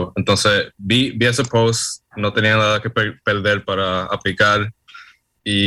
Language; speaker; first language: Spanish; early bilingual, heritage; Spanish